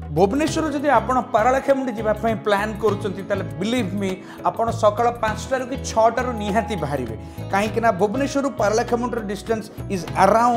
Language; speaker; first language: Hindi; non-native, local second language; Odia